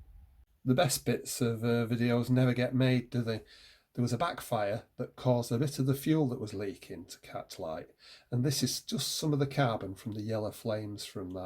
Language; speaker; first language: English; native; English